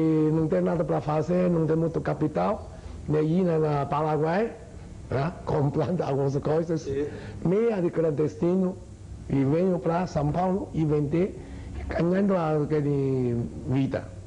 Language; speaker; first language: Portuguese; non-native, learner; Chinese